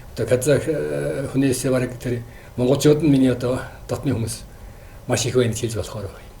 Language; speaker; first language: Mongolian; non-native, local second language; Kazakh